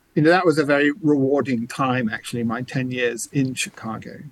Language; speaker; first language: English; native; English